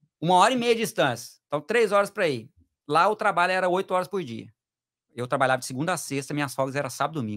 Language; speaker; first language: Portuguese; native; Portuguese